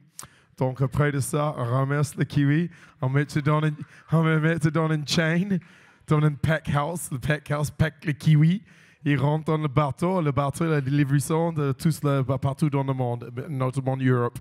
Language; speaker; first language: French; non-native, learner; English